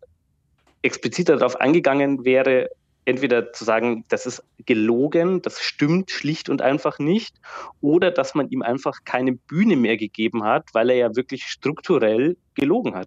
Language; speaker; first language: German; native; German